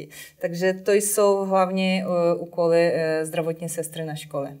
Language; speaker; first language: Czech; non-native, fluent; Ukrainian